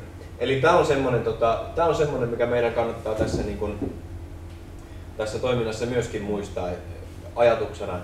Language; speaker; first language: Finnish; native; Finnish